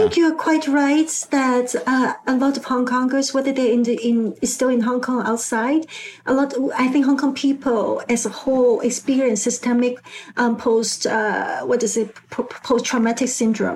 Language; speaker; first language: English; non-native, local second language; Cantonese